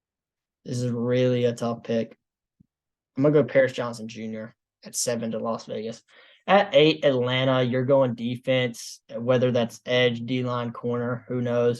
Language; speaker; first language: English; native; English